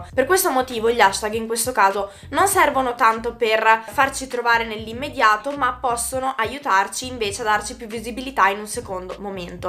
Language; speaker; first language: Italian; native; Italian